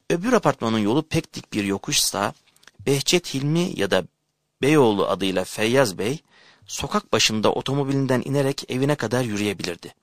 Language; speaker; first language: Turkish; native; Turkish